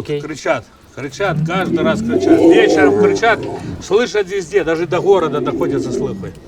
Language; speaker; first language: Russian; native; Russian